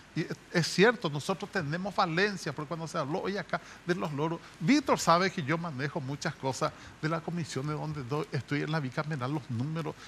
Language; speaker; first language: Spanish; native; Spanish